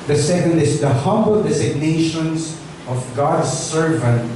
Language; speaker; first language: English; non-native, local second language; Filipino